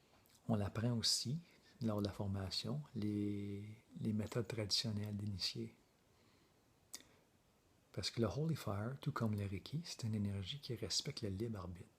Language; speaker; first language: French; native; French